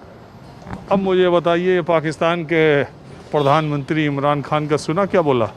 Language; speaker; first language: Hindi; native; Hindi